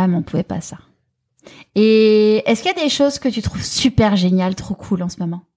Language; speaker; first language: French; native; French